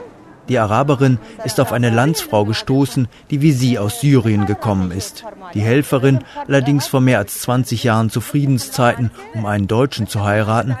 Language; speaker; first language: German; native; German